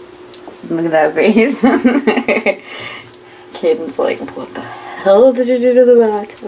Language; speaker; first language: English; native; English